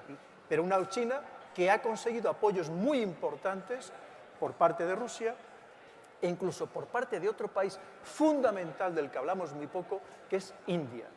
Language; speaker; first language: Spanish; native; Spanish